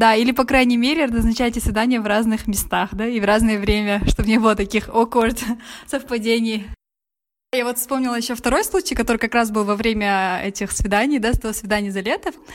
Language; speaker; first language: Russian; native; Russian